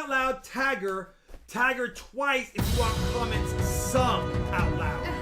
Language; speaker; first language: English; native; English